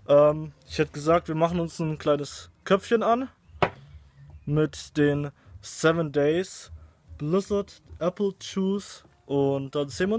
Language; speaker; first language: German; native; German